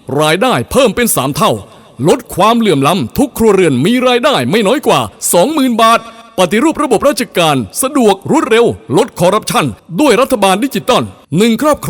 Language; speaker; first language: Thai; native; Thai